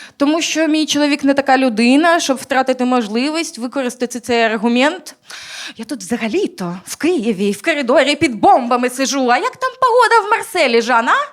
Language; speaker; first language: Ukrainian; native; Ukrainian